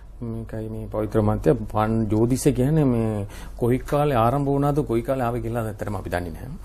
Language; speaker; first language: Sinhala; non-native, fluent; Tamil